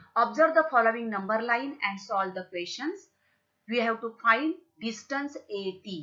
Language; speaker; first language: English; non-native, local second language; Marathi